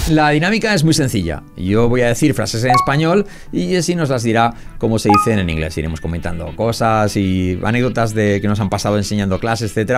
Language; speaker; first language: Spanish; native; Spanish